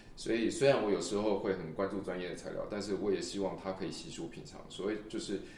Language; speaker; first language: Chinese; native; Chinese